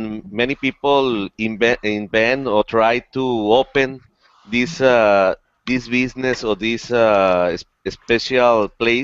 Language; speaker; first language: English; non-native, learner; Spanish